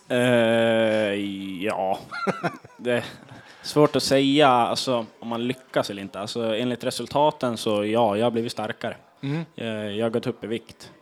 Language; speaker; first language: Swedish; native; Swedish